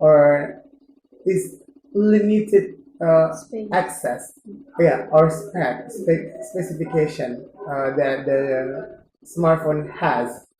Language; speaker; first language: English; non-native, learner; Indonesian